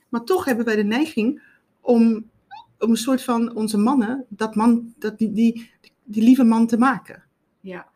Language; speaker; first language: Dutch; non-native, fluent; Afrikaans